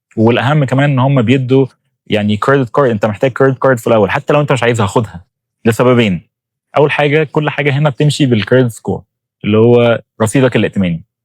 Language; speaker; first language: Egyptian Arabic; native; Egyptian Arabic